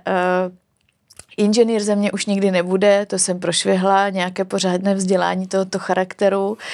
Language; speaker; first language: Czech; native; Czech